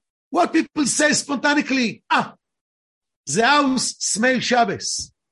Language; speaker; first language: English; non-native, fluent; Hebrew